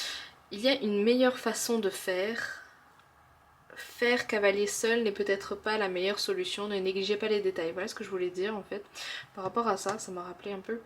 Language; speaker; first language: French; native; French